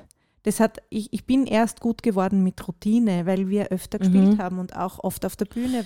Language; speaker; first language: German; native; German